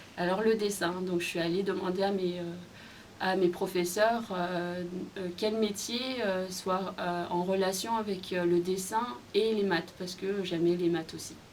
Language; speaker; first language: French; early bilingual, other home language; Khmer